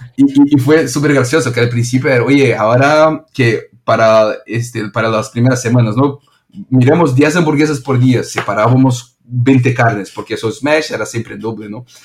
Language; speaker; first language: Spanish; non-native, fluent; Portuguese